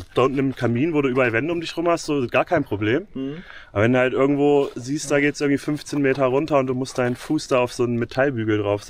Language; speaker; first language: German; native; German